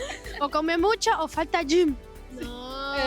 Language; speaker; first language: Spanish; native; Spanish